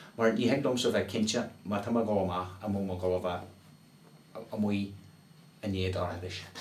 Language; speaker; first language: Irish; native; Irish